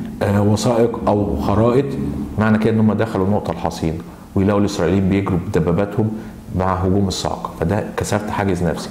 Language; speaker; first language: Arabic; native; Arabic